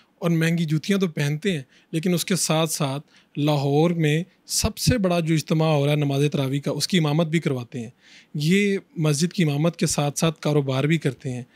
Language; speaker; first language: Urdu; non-native, local second language; Punjabi